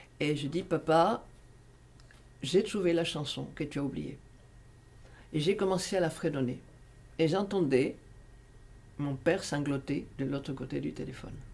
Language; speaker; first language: French; non-native, fluent; Spanish